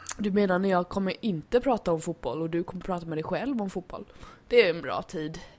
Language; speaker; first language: Swedish; native; Swedish